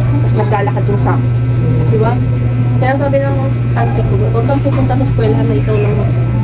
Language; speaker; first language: Filipino; non-native, local second language; Waray